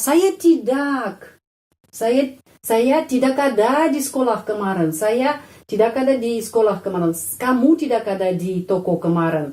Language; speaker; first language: Indonesian; non-native, fluent; Russian